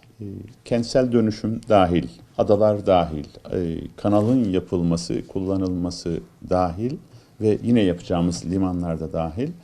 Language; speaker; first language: Turkish; native; Turkish